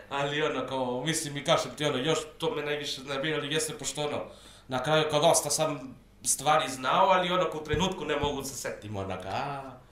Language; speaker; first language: Serbian; non-native, fluent; Spanish